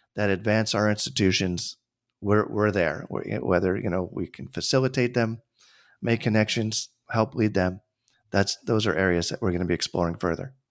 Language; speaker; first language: English; native; English